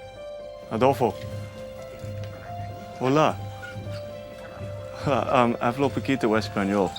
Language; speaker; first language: Spanish; non-native, learner; English